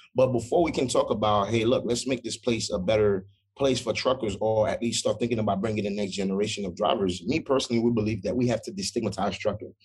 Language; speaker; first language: English; early bilingual, other home language; Haitian Creole